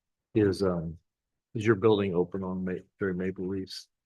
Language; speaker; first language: English; native; English